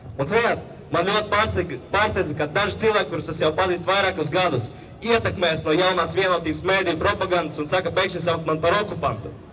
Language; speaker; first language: Latvian; non-native, local second language; Russian